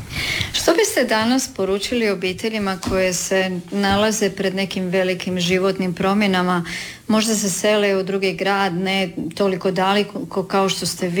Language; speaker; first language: Serbian; native; Serbian